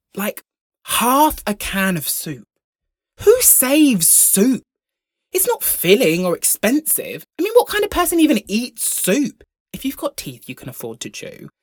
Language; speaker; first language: English; native; English